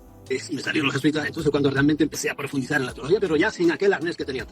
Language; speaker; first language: Spanish; native; Spanish